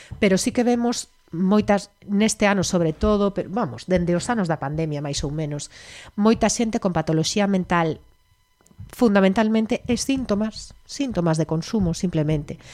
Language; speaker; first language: Galician; native; Galician